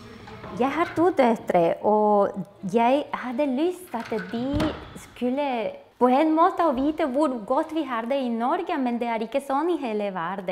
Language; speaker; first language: Norwegian; early bilingual, other home language; Spanish